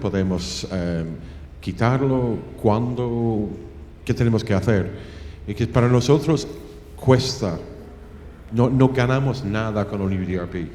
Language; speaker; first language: Spanish; non-native, fluent; English